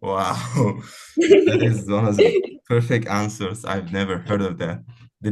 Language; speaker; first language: English; non-native, fluent; Uzbek